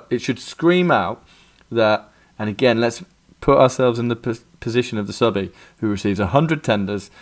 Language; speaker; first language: English; native; English